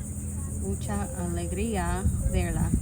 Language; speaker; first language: Spanish; non-native, learner; Lao